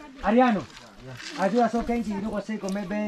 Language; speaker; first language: Portuguese; non-native, learner; Vietnamese